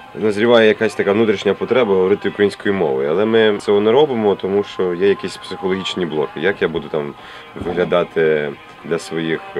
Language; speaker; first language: Ukrainian; non-native, local second language; Russian